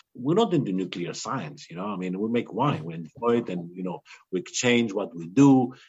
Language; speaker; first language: English; non-native, fluent; Greek